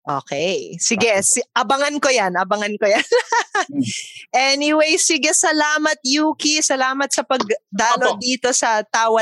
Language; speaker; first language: Filipino; native; Filipino